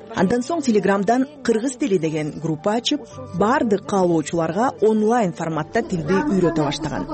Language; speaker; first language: Kyrgyz; native; Kyrgyz